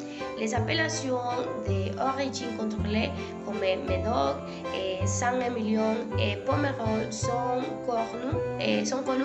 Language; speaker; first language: French; non-native, learner; Spanish